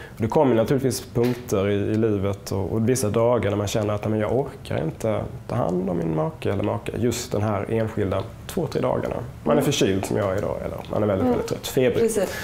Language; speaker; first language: Swedish; native; Swedish